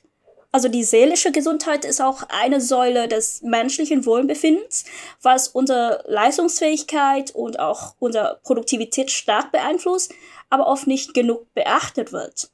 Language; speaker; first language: German; non-native, fluent; Vietnamese